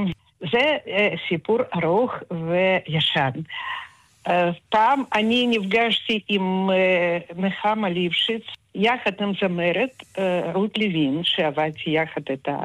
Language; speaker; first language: Hebrew; non-native, fluent; Russian